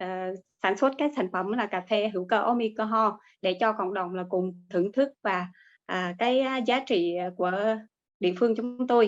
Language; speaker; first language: Vietnamese; native; Vietnamese